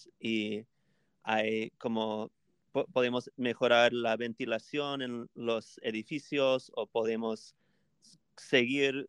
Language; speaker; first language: Spanish; non-native, fluent; English